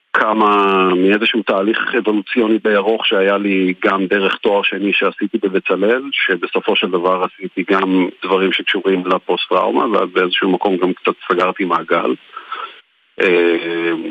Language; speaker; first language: Hebrew; native; Hebrew